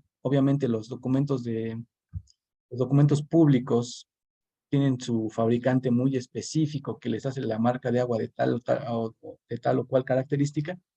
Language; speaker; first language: Spanish; native; Spanish